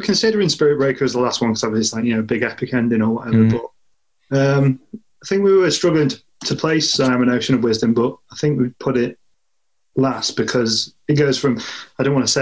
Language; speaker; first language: English; native; English